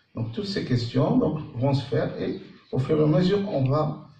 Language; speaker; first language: French; non-native, local second language; Arabic